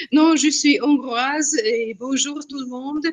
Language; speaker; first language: French; non-native, learner; Hungarian